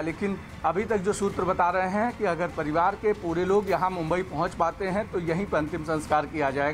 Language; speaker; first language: Hindi; native; Hindi